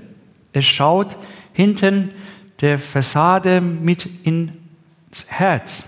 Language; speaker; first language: German; non-native, learner; Persian